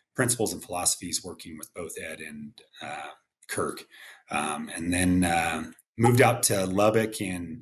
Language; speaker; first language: English; native; English